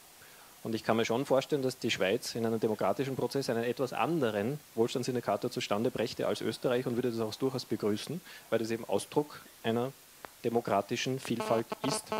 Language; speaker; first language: German; native; German